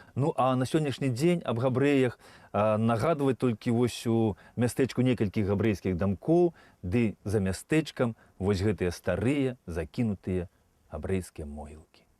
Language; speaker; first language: Belarusian; native; Belarusian